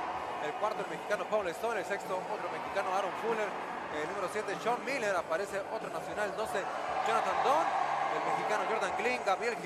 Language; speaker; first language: Spanish; native; Spanish